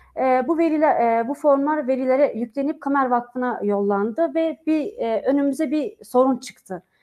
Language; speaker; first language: Turkish; non-native, local second language; Kurdish